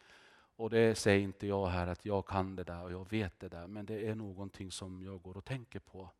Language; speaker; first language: Swedish; non-native, fluent; Finnish